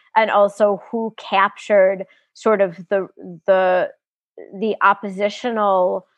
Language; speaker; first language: English; native; English